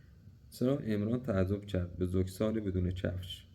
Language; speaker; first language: Persian; native; Persian